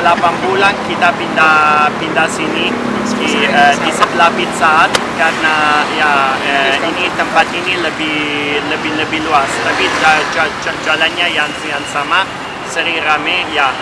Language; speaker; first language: Indonesian; non-native, learner; Italian